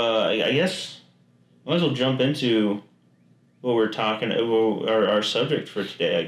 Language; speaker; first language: English; native; English